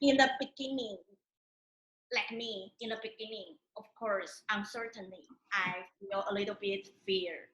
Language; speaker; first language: English; non-native, learner; Chinese